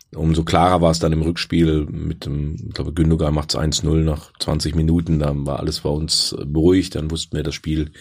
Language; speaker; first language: German; native; German